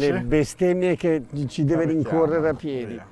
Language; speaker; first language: Italian; native; Italian